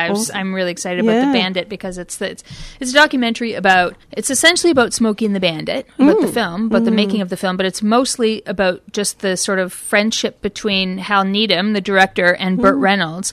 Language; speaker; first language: English; native; English